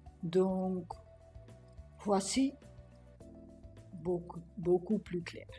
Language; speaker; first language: French; non-native, learner; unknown